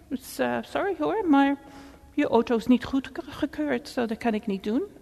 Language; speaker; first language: Dutch; early bilingual, heritage; Dutch